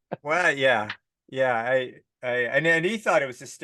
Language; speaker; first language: English; native; English